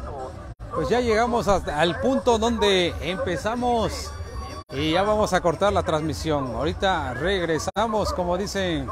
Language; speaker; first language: Spanish; native; Spanish